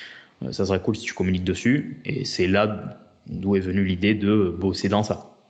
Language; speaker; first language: French; native; French